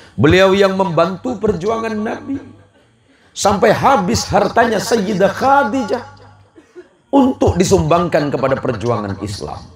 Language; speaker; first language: Indonesian; native; Indonesian